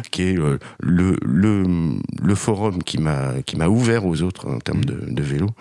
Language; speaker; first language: French; native; French